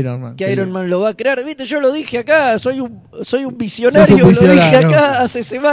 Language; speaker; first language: Spanish; native; Spanish